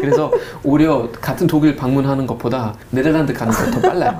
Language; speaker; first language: Korean; non-native, fluent; German